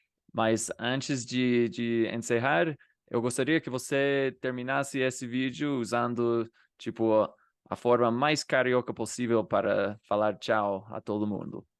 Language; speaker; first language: Portuguese; non-native, fluent; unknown